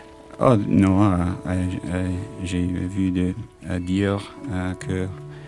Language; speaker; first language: French; non-native, learner; English